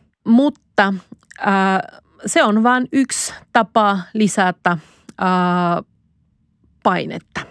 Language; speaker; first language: Finnish; non-native, fluent; Spanish